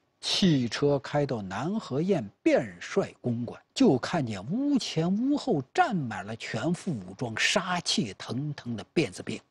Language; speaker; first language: Chinese; native; Chinese